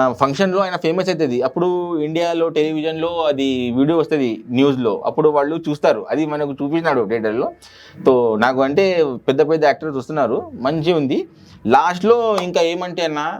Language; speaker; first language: Telugu; non-native, local second language; Urdu